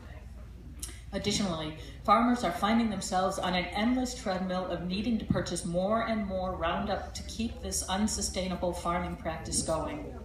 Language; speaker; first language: English; native; English